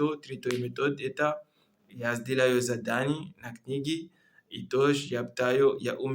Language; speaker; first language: Russian; non-native, learner; Comorian